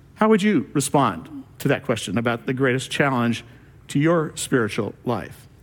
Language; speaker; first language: English; native; English